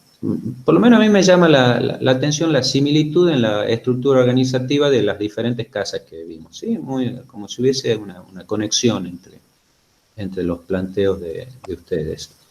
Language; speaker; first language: Spanish; native; Spanish